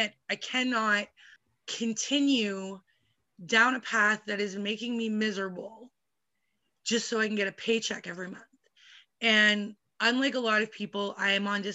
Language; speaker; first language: English; native; English